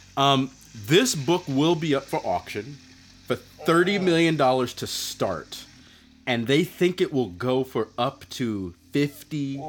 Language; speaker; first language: English; native; English